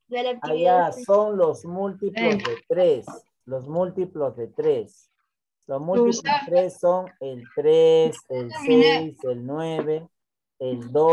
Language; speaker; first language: Spanish; native; Spanish